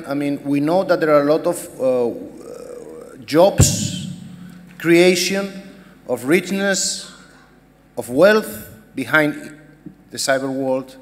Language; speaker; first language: English; non-native, fluent; Spanish